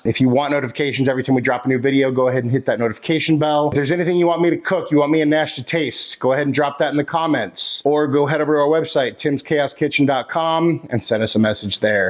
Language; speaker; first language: English; native; English